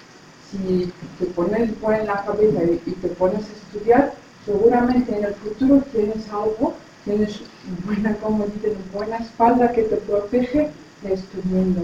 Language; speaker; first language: Spanish; non-native, fluent; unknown